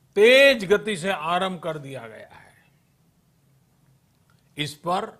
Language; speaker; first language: Hindi; non-native, local second language; Gujarati